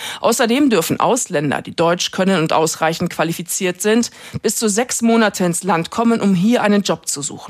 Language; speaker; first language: German; native; German